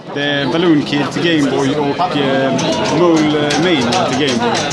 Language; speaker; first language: Swedish; native; Swedish